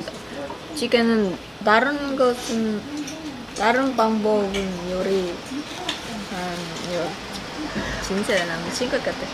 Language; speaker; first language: Korean; non-native, learner; Filipino